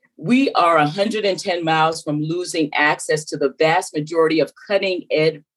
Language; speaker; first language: English; native; English